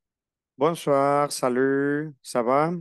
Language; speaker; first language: French; non-native, fluent; Spanish